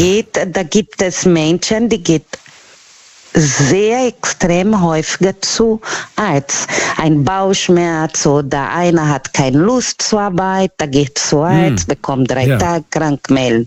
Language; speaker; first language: German; non-native, learner; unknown